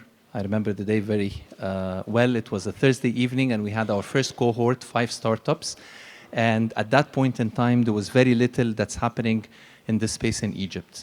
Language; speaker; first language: English; non-native, fluent; Arabic